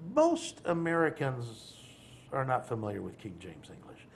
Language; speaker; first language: English; native; English